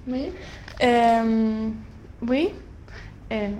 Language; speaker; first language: French; non-native, learner; Swedish